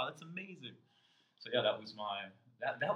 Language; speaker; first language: English; native; English